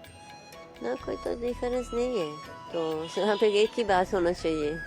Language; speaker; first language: Hindi; non-native, learner; Spanish